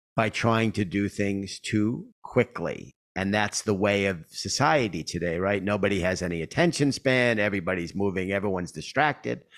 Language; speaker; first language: English; native; English